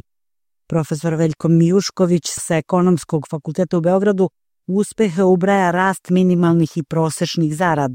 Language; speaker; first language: Croatian; native; Croatian